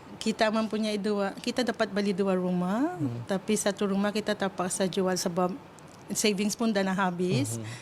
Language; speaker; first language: Malay; non-native, fluent; Filipino